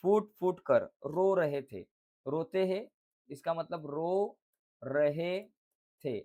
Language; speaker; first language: Hindi; non-native, local second language; Marathi